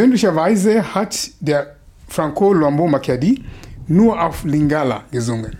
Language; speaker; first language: German; non-native, fluent; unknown